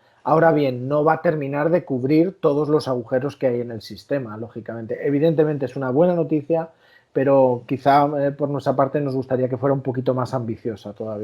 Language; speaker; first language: Spanish; native; Spanish